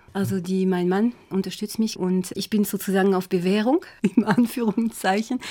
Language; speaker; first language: German; non-native, fluent; French